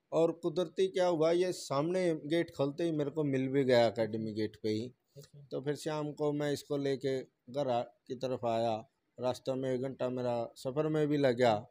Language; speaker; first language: Hindi; native; Hindi